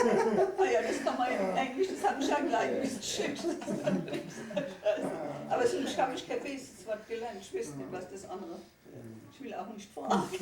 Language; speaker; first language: German; native; German